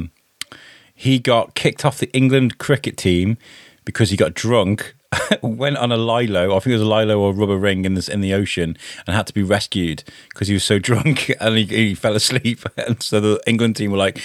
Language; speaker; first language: English; native; English